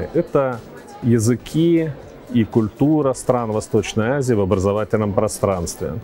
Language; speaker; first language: Russian; native; Russian